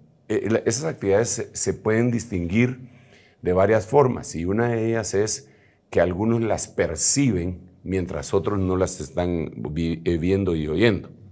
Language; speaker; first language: Spanish; native; Spanish